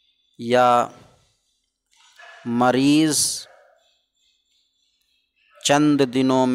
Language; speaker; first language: Persian; non-native, fluent; Urdu